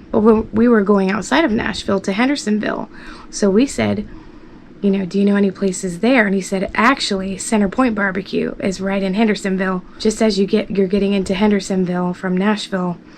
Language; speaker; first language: English; native; English